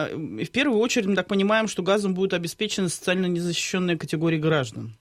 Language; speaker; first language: Russian; native; Russian